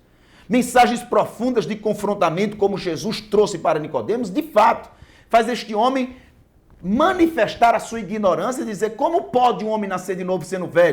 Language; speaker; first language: Portuguese; native; Portuguese